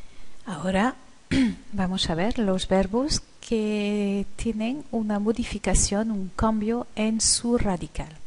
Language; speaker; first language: Spanish; non-native, fluent; French